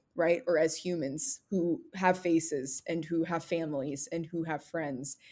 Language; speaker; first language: English; native; English